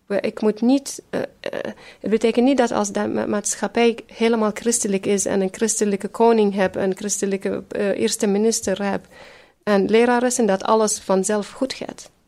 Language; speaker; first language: Dutch; non-native, fluent; Syriac